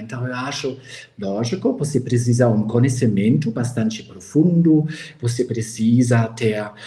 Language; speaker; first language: Portuguese; non-native, fluent; German